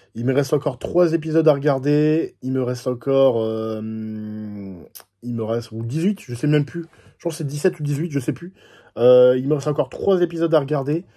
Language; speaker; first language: French; native; French